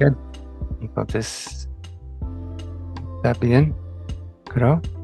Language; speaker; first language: Spanish; non-native, fluent; English